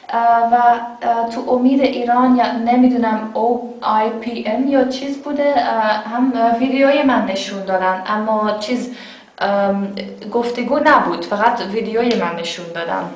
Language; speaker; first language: Persian; non-native, fluent; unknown